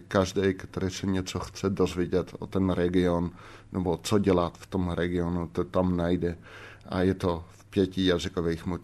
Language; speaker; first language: Czech; non-native, fluent; Dutch